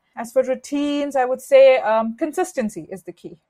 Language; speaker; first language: English; non-native, local second language; Hindi